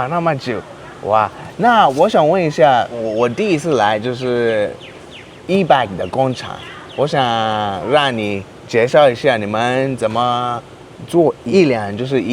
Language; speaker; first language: Chinese; non-native, learner; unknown